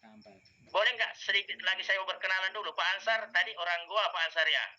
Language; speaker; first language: Indonesian; native; Indonesian